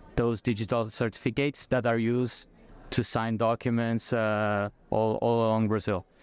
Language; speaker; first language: English; non-native, fluent; French